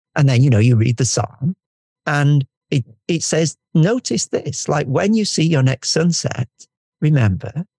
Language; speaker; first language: English; native; English